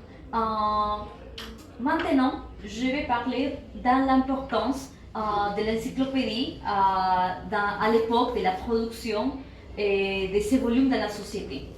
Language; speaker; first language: French; non-native, learner; Spanish